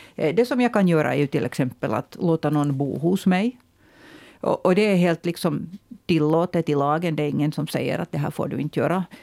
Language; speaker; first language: Swedish; native; Swedish